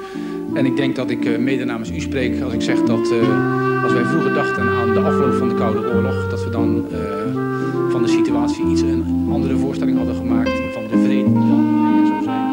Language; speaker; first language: Dutch; native; Dutch